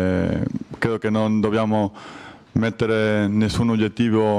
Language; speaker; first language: Italian; non-native, learner; Spanish